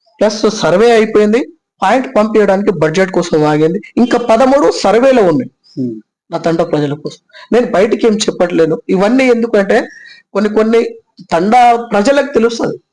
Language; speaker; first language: Telugu; non-native, local second language; Lambadi